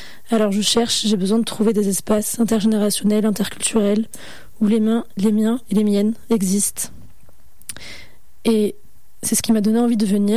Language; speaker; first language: French; non-native, local second language; Arabic